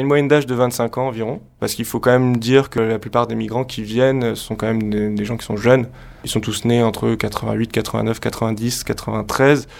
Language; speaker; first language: French; native; French